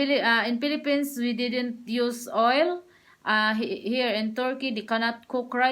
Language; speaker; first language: English; non-native, learner; Filipino